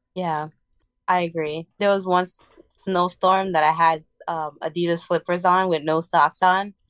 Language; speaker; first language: English; early bilingual, other home language; Spanish